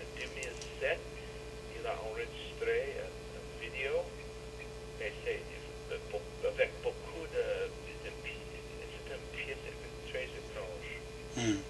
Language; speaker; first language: French; non-native, learner; English